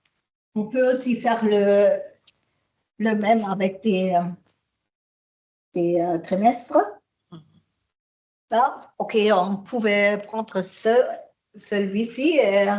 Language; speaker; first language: French; non-native, fluent; German